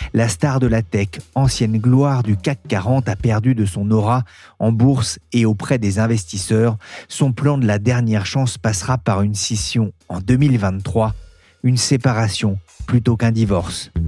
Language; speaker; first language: French; native; French